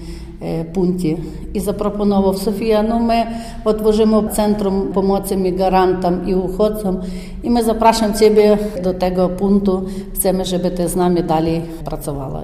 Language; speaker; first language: Polish; non-native, learner; Ukrainian